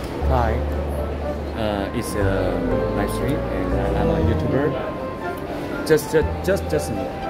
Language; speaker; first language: English; non-native, learner; Korean